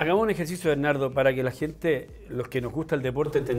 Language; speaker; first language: Spanish; native; Spanish